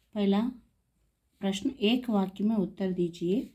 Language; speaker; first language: Hindi; non-native, local second language; Kannada